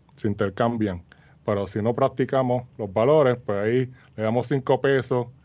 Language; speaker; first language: Spanish; native; Spanish